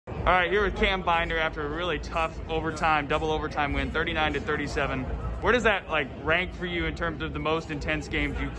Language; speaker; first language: English; native; English